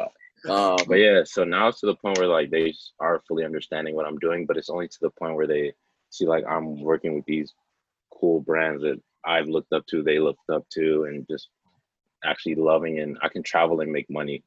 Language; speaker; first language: English; native; English